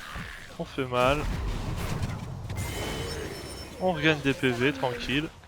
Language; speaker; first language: French; native; French